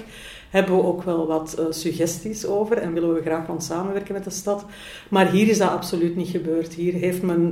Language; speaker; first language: Dutch; native; Dutch